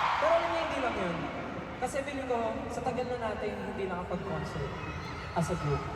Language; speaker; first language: Filipino; native; Filipino